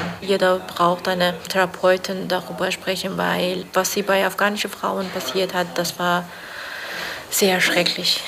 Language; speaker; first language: German; non-native, learner; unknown